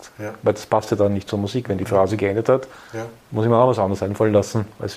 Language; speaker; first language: German; native; German